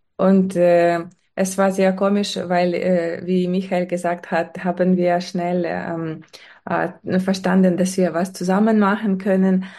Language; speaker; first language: German; non-native, fluent; Ukrainian